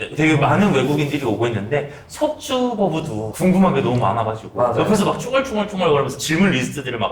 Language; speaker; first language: Korean; native; Korean